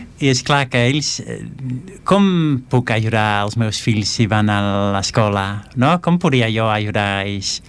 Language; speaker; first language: Catalan; non-native, fluent; Dutch